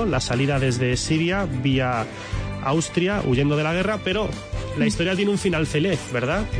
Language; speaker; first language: Spanish; native; Spanish